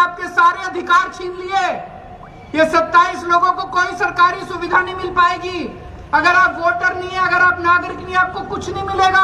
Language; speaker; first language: Hindi; native; Hindi